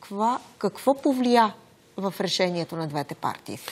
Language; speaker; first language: Bulgarian; native; Bulgarian